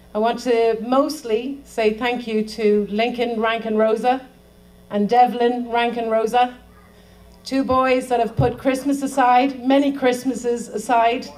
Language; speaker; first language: English; native; English